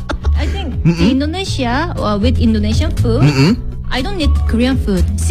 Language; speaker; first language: English; non-native, learner; Korean